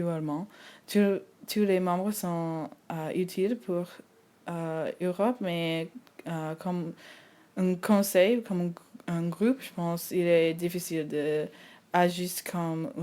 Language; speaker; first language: French; non-native, learner; English